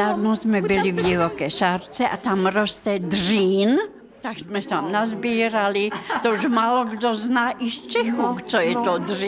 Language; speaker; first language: Czech; non-native, fluent; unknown